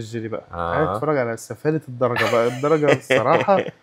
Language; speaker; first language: Arabic; native; Arabic